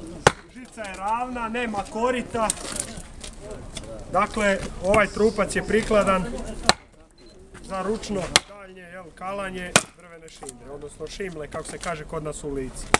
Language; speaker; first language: Croatian; native; Croatian